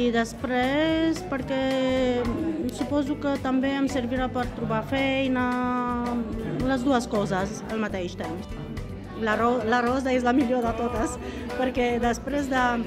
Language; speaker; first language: Catalan; non-native, fluent; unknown